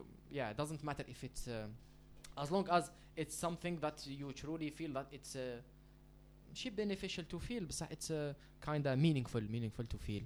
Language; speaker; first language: English; non-native, fluent; Arabic